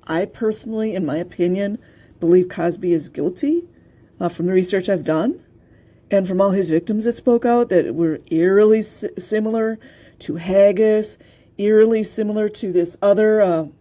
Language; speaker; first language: English; native; English